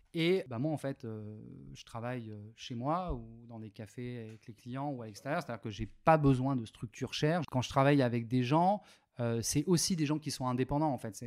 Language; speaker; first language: French; native; French